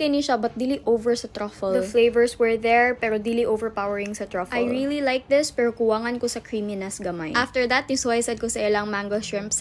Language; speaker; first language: Filipino; non-native, local second language; Cebuano